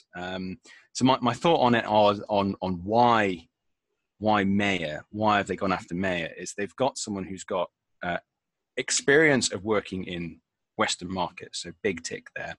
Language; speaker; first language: English; native; English